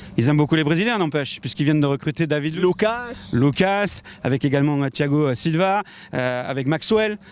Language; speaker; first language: French; native; French